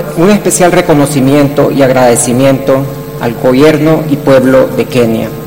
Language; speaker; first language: Spanish; native; Spanish